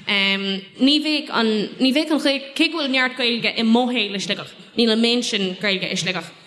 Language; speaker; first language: Irish; non-native, local second language; English